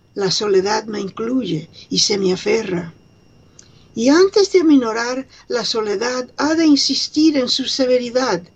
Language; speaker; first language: Spanish; early bilingual, heritage; Spanish